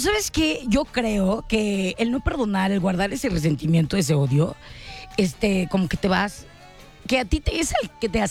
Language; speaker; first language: Spanish; native; Spanish